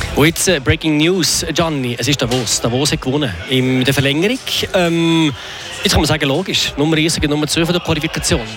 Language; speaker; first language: German; native; German